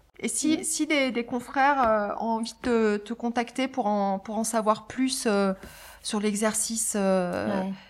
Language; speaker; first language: French; native; French